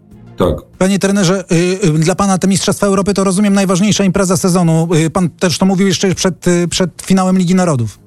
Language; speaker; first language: Polish; native; Polish